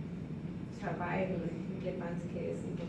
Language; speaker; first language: French; non-native, learner; Spanish